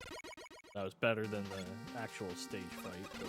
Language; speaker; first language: English; native; English